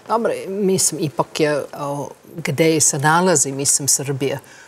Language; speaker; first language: Croatian; non-native, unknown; English